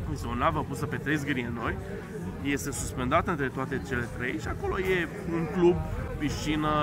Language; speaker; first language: Romanian; native; Romanian